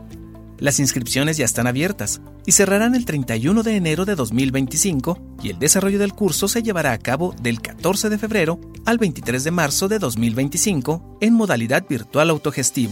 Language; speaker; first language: Spanish; native; Spanish